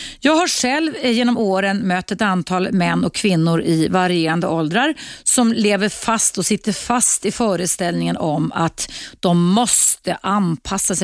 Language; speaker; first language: Swedish; native; Swedish